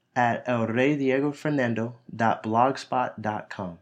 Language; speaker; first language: English; native; English